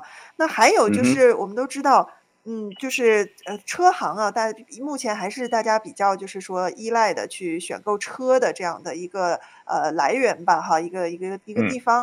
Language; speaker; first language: Chinese; native; Chinese